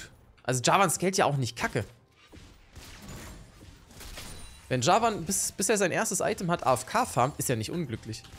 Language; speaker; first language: German; native; German